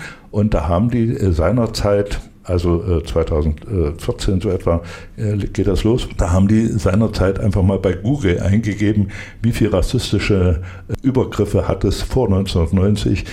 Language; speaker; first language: German; native; German